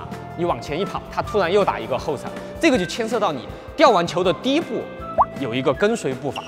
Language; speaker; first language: Chinese; native; Chinese